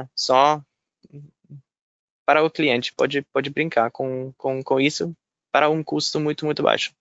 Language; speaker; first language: Portuguese; non-native, fluent; German